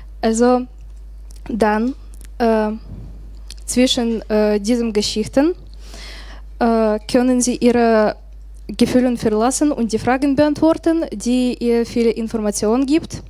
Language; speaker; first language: German; non-native, learner; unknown